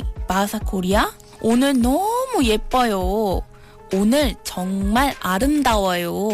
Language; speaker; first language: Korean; non-native, fluent; Malay